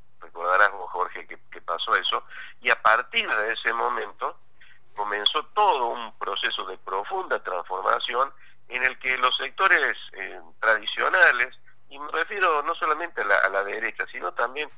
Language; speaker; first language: Spanish; native; Spanish